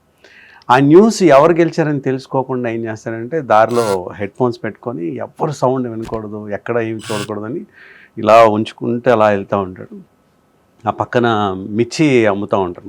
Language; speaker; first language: Telugu; native; Telugu